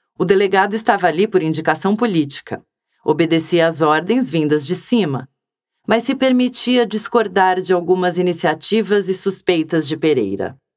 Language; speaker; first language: Portuguese; native; Portuguese